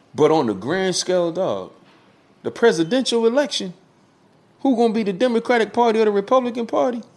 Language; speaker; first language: English; native; English